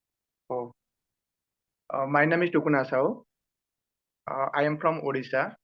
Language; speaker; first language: English; non-native, learner; Odia